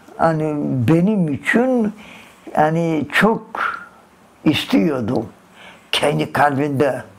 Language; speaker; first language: Turkish; early bilingual, other home language; Kurdish